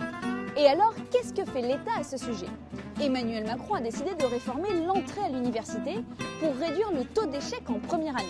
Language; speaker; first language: French; native; French